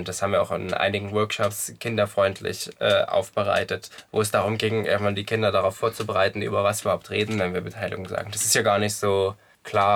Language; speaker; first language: German; native; German